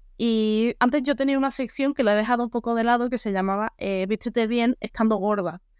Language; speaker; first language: Spanish; native; Spanish